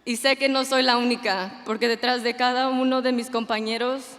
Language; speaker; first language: Spanish; early bilingual, heritage; Spanish